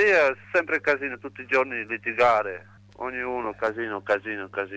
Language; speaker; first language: Italian; non-native, learner; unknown